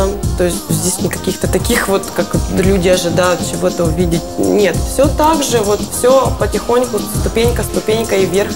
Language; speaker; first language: Russian; native; Russian